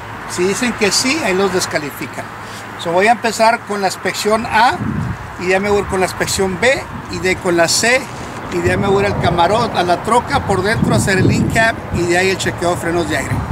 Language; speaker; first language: Spanish; early bilingual, heritage; Spanish